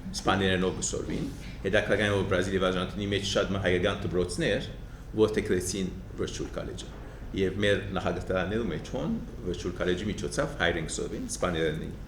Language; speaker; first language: Armenian; early bilingual, heritage; Armenian